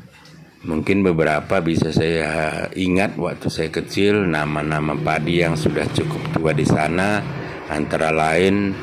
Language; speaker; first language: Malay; non-native, local second language; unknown